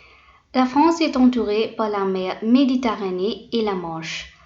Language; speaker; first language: French; non-native, fluent; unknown